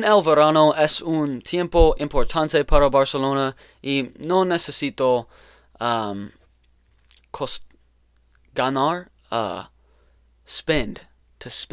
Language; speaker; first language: Spanish; non-native, learner; English